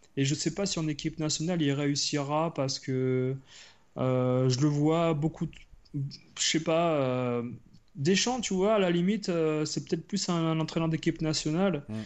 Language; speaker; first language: French; native; French